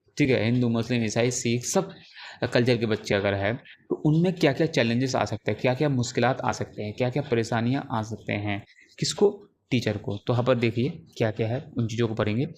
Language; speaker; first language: Urdu; native; Urdu